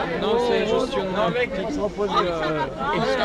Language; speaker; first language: French; non-native, learner; Czech